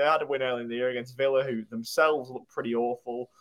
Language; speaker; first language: English; native; English